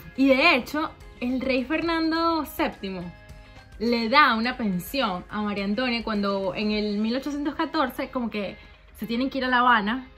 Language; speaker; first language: Spanish; native; Spanish